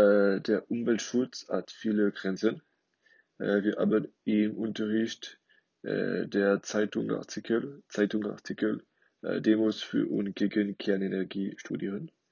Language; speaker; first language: German; non-native, learner; French